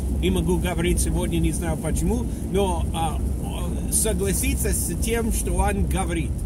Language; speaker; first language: Russian; non-native, fluent; English